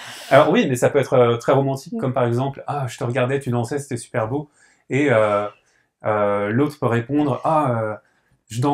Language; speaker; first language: French; native; French